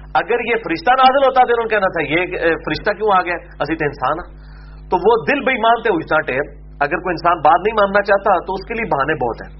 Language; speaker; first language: Urdu; non-native, local second language; Punjabi